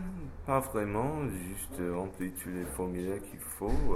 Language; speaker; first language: French; non-native, fluent; English